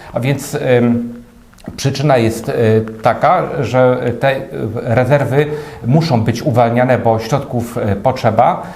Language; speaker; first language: Polish; native; Polish